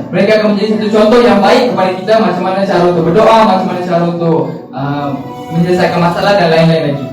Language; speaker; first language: Malay; non-native, local second language; Tamil